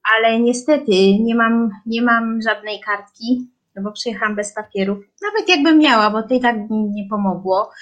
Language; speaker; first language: Polish; early bilingual, heritage; Polish